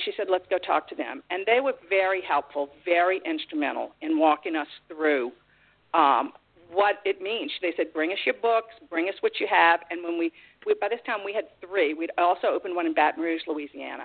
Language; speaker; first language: English; native; English